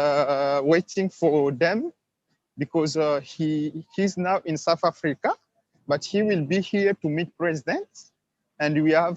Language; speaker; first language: English; non-native, learner; Swahili